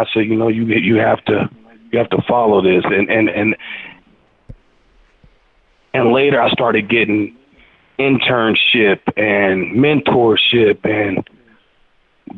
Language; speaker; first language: English; native; English